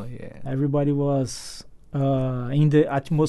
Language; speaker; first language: English; non-native, fluent; Portuguese